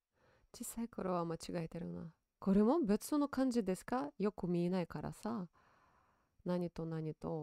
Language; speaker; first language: Japanese; non-native, learner; Russian